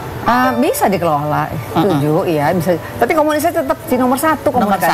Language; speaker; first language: Indonesian; native; Indonesian